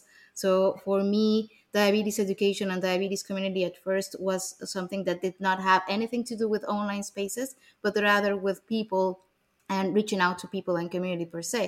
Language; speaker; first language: English; non-native, fluent; Spanish